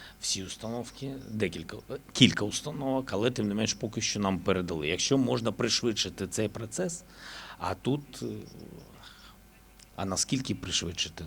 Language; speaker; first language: Ukrainian; native; Ukrainian